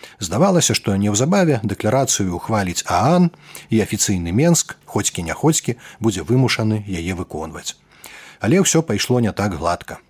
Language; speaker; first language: Belarusian; native; Belarusian